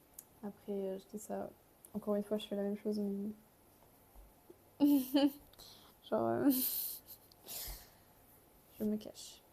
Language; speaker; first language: French; native; French